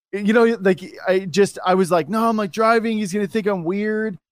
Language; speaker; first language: English; native; English